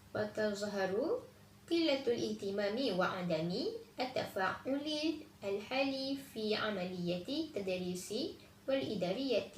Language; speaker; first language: Arabic; non-native, learner; Malay